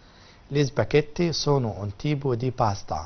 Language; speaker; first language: Italian; non-native, fluent; Arabic